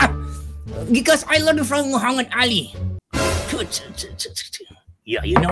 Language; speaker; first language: English; non-native, learner; Indonesian